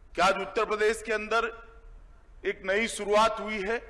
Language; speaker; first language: Hindi; non-native, local second language; Gujarati